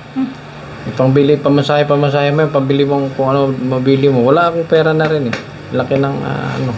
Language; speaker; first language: Filipino; native; Filipino